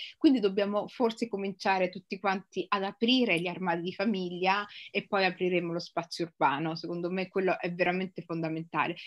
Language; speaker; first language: Italian; native; Italian